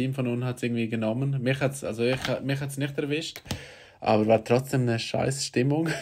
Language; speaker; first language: German; native; German